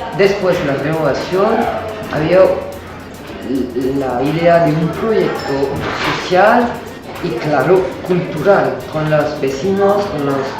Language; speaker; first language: Spanish; non-native, fluent; French